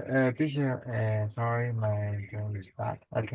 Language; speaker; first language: English; non-native, learner; Spanish